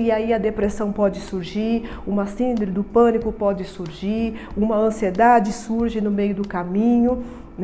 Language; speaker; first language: Portuguese; native; Portuguese